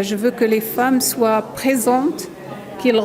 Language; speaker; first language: French; non-native, local second language; Arabic